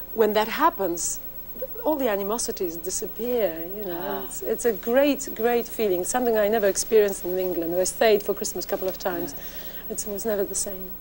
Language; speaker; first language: English; non-native, fluent; Polish